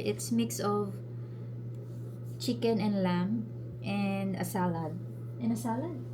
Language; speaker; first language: English; non-native, local second language; Filipino